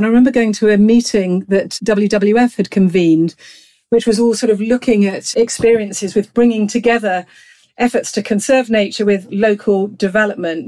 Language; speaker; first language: English; native; English